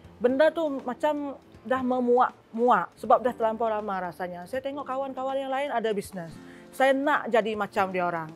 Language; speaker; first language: Malay; non-native, local second language; Iban